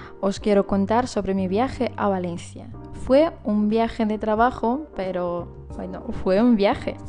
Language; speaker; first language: Spanish; non-native, fluent; Russian